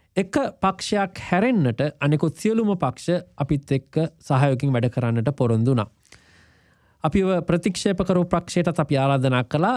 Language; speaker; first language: Sinhala; native; Sinhala